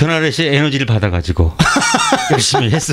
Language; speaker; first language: Korean; native; Korean